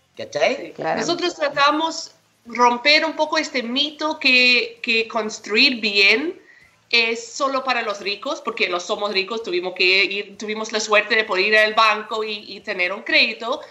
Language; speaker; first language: Spanish; non-native, fluent; English